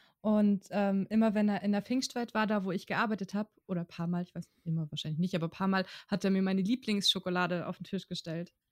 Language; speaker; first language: German; native; German